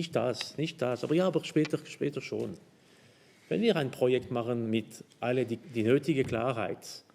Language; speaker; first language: German; non-native, local second language; French